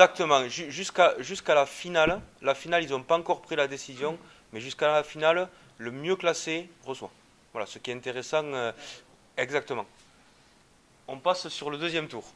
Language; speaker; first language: French; native; French